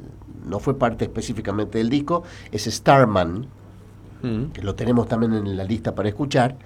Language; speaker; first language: Spanish; native; Spanish